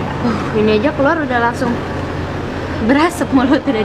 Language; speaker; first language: Indonesian; native; Indonesian